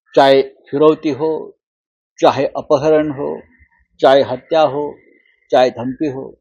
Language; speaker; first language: Hindi; non-native, local second language; Marathi